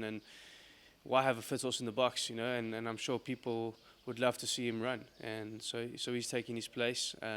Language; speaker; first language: English; native; English